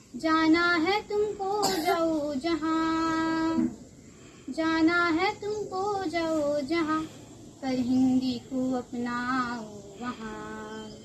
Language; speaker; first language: Hindi; native; Hindi